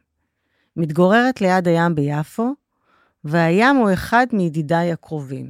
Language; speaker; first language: Hebrew; native; Hebrew